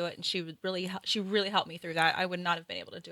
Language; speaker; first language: English; native; English